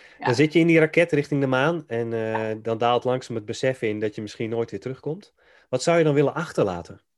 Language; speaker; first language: Dutch; native; Dutch